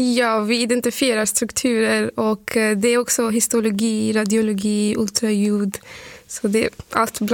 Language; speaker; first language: Swedish; non-native, fluent; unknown